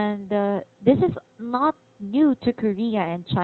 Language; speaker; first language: English; non-native, fluent; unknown